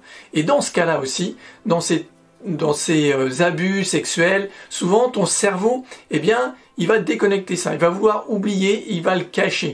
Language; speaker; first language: French; native; French